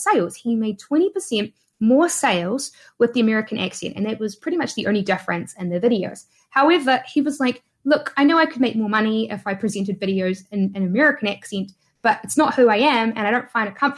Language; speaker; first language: English; native; English